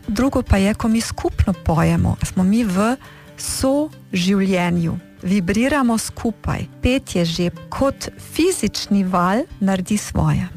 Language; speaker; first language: Slovenian; early bilingual, heritage; Slovenian